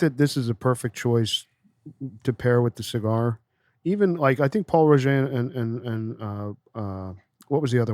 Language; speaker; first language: English; native; English